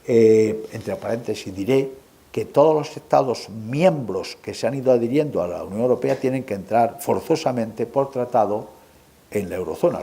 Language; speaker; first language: Spanish; native; Spanish